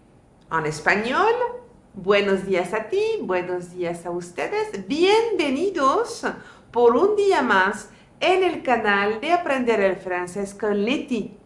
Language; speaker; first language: Spanish; non-native, fluent; French